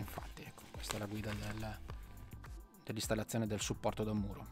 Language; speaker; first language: Italian; native; Italian